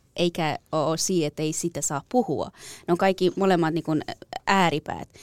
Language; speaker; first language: Finnish; non-native, fluent; Persian